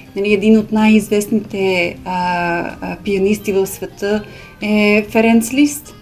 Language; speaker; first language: Bulgarian; early bilingual, heritage; Hungarian